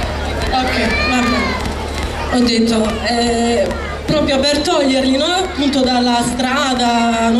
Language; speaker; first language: Italian; native; Italian